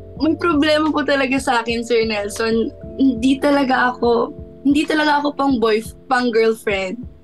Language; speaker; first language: Filipino; non-native, local second language; Cebuano